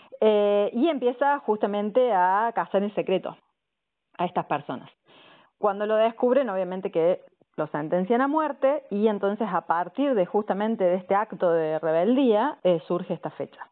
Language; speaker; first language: Spanish; native; Spanish